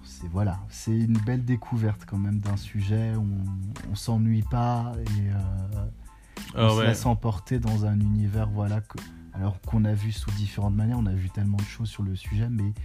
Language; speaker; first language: French; native; French